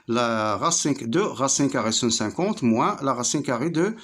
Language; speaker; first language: French; non-native, local second language; Arabic